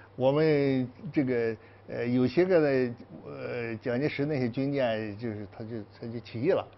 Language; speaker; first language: Chinese; native; Chinese